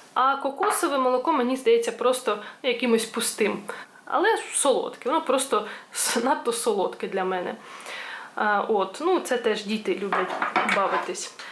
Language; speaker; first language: Ukrainian; non-native, local second language; Russian